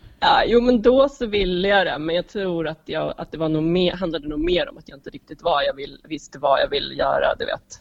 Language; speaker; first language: Swedish; native; Swedish